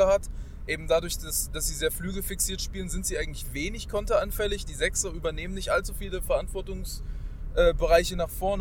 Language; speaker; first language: German; native; German